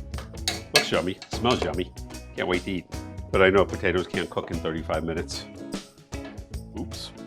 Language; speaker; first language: English; native; English